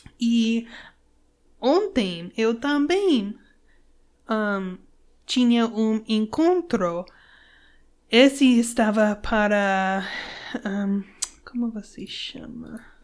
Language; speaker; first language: Portuguese; non-native, learner; English